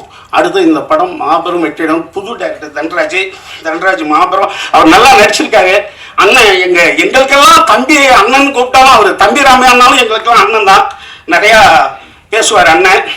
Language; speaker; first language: Tamil; native; Tamil